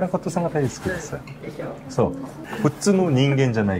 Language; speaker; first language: Japanese; non-native, fluent; Korean